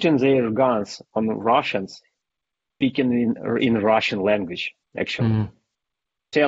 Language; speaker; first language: English; non-native, fluent; Ukrainian